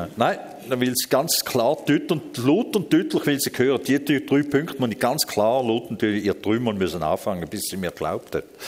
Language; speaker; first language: German; early bilingual, other home language; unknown